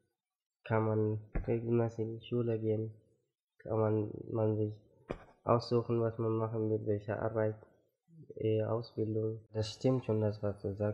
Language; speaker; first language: German; non-native, fluent; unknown